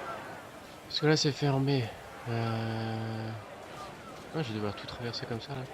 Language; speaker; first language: French; native; French